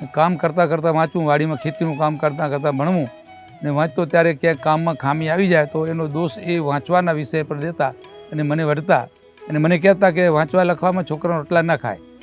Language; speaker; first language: Gujarati; non-native, local second language; Kachhi